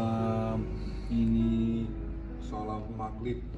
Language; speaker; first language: Indonesian; non-native, learner; Chinese